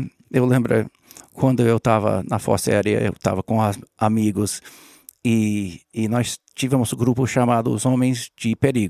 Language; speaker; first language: Portuguese; non-native, learner; English